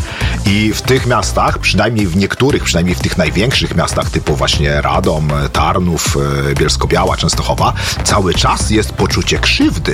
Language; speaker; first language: Polish; native; Polish